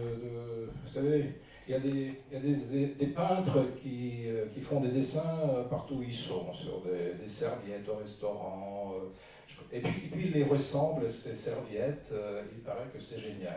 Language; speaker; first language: French; non-native, fluent; Russian